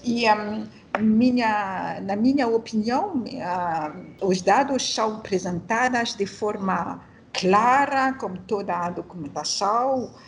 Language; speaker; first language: Portuguese; non-native, learner; French